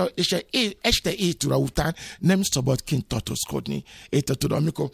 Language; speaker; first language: Hungarian; non-native, fluent; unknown